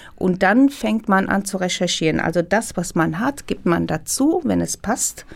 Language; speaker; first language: German; non-native, fluent; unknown